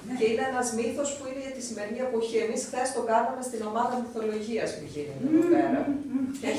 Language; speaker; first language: Greek; native; Greek